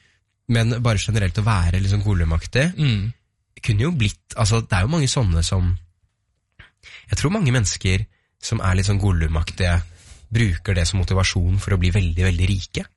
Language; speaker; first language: Norwegian; native; Norwegian